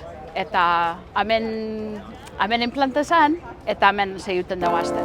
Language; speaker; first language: Basque; early bilingual, heritage; Basque